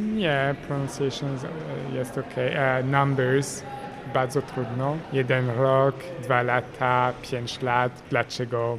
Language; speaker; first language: Polish; non-native, learner; French